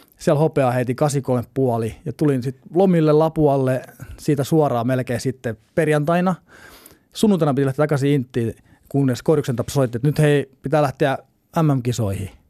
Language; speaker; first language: Finnish; native; Finnish